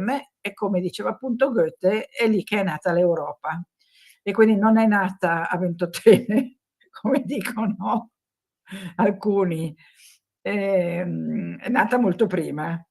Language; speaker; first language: Italian; native; Italian